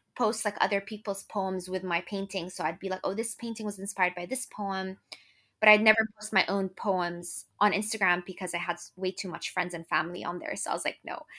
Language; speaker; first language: English; non-native, fluent; Arabic